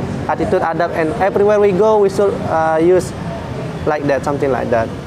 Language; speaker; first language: English; non-native, fluent; Indonesian